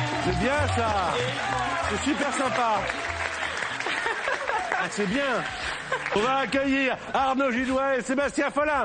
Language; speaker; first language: French; native; French